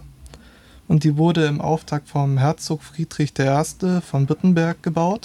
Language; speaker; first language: German; native; German